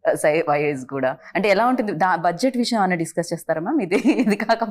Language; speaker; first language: Telugu; native; Telugu